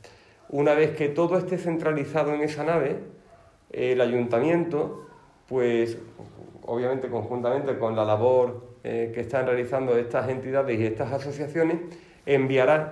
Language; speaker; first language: Spanish; native; Spanish